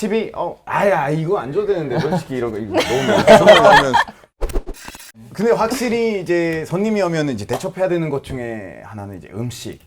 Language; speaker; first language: Korean; non-native, fluent; Spanish